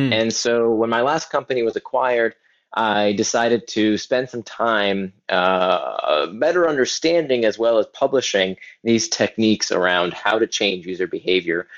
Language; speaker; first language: English; native; English